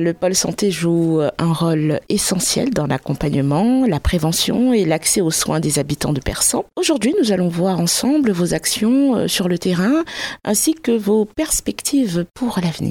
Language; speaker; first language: French; native; French